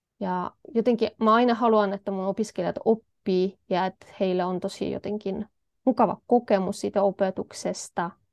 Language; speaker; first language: Finnish; non-native, fluent; Polish